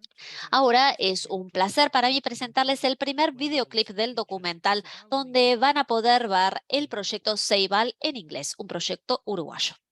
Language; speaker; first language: Spanish; non-native, fluent; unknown